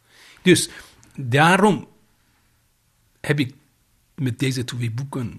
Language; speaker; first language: Dutch; non-native, fluent; Persian